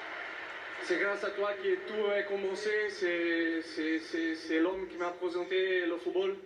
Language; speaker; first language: French; non-native, fluent; Portuguese